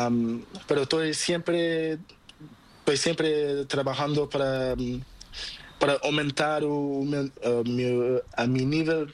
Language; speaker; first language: Spanish; non-native, learner; Portuguese